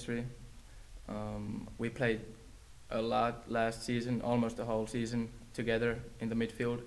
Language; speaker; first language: English; non-native, fluent; Finnish